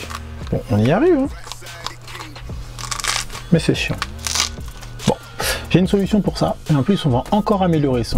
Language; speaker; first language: French; native; French